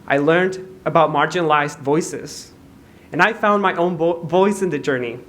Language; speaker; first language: English; non-native, fluent; Spanish